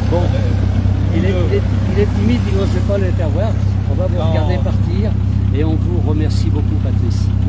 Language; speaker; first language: French; native; French